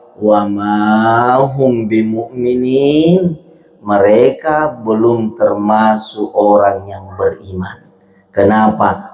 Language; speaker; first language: Indonesian; non-native, local second language; Buginese